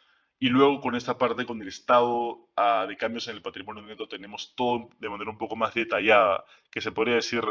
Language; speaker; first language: Spanish; native; Spanish